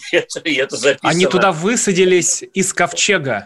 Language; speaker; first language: Russian; native; Russian